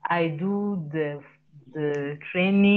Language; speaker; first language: English; non-native, learner; French